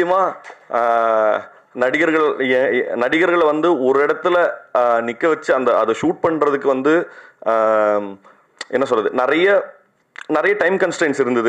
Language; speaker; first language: Tamil; native; Tamil